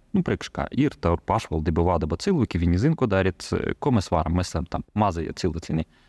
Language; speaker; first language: Latvian; non-native, local second language; Russian